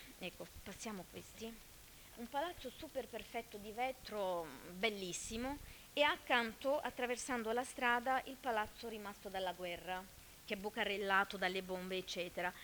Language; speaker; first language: Italian; non-native, fluent; Arabic